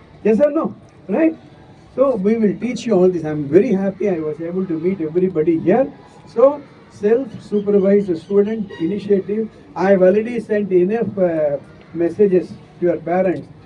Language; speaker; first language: English; non-native, local second language; Tamil